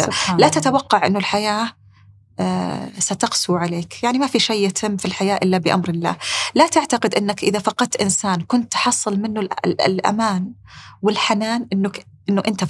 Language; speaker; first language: Arabic; native; Arabic